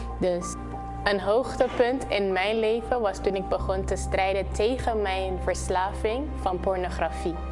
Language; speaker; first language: Dutch; non-native, local second language; Papiamento